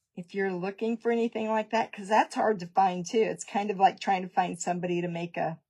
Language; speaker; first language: English; native; English